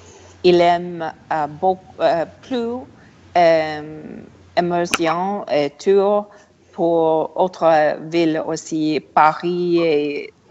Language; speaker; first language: French; non-native, learner; English